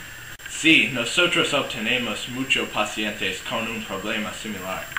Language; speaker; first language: Spanish; non-native, learner; English